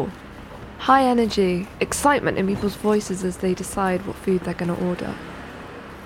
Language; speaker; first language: English; native; English